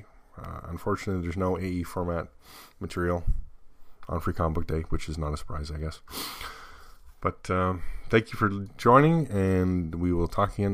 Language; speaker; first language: English; native; English